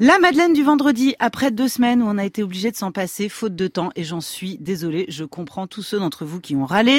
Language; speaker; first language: French; native; French